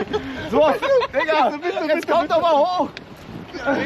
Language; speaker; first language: German; native; German